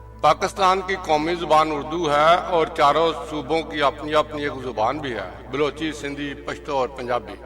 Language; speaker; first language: Urdu; non-native, local second language; Punjabi